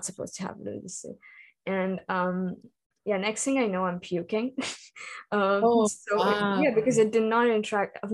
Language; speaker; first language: English; non-native, local second language; Hindi